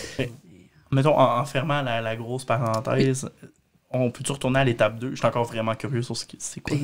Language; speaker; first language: French; native; French